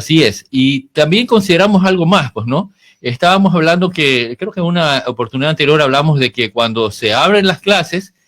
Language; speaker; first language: Spanish; native; Spanish